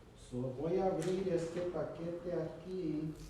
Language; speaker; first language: Spanish; early bilingual, heritage; Spanish